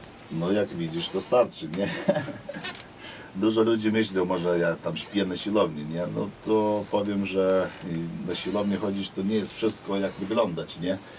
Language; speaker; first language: Polish; non-native, fluent; Lithuanian